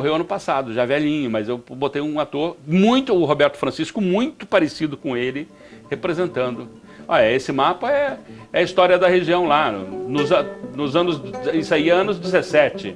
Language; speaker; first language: Portuguese; native; Portuguese